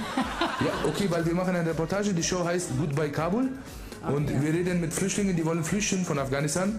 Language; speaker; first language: German; non-native, fluent; Persian